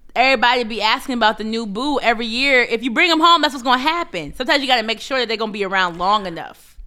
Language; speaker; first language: English; early bilingual, other home language; Swahili